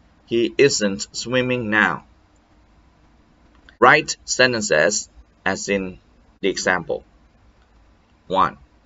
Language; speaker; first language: English; non-native, fluent; Thai